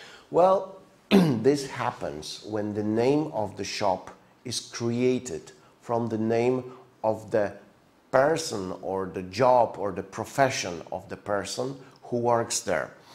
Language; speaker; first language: English; non-native, fluent; Polish